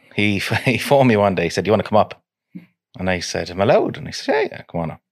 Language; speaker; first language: English; native; English